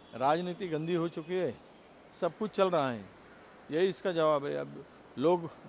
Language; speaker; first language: Hindi; non-native, local second language; Marathi